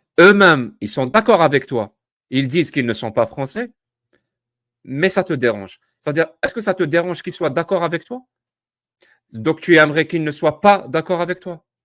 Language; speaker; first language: French; non-native, local second language; Kabyle